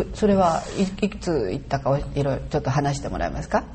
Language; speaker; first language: Japanese; native; Japanese